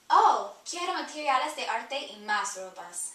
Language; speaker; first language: Spanish; non-native, learner; English